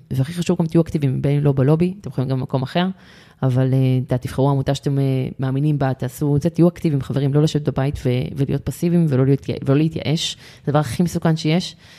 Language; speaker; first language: Hebrew; native; Hebrew